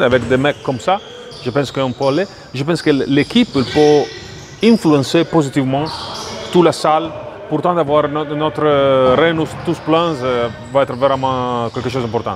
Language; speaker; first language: French; non-native, fluent; Italian